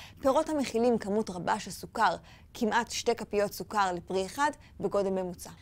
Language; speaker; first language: Hebrew; native; Hebrew